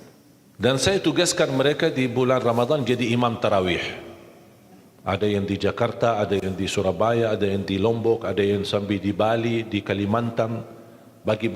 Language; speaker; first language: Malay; non-native, fluent; Arabic